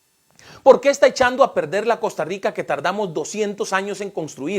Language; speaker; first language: Spanish; native; Spanish